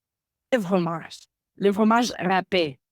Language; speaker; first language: French; non-native, learner; Spanish